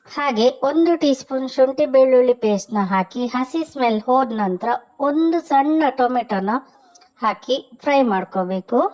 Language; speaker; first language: Kannada; native; Kannada